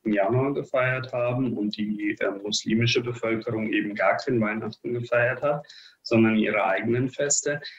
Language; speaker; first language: German; early bilingual, other home language; Russian